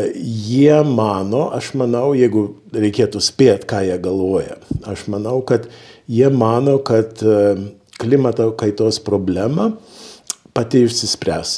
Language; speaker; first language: Lithuanian; early bilingual, heritage; Lithuanian